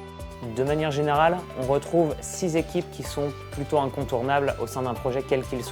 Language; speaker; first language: French; native; French